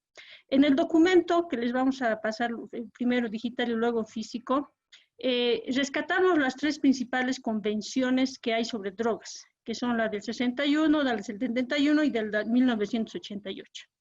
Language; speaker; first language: Spanish; native; Spanish